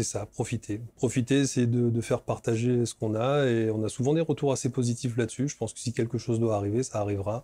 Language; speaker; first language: French; native; French